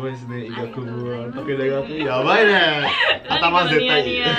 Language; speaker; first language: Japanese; non-native, fluent; Indonesian